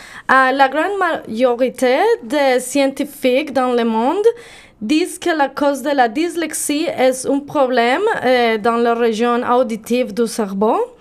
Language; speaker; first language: French; non-native, learner; Spanish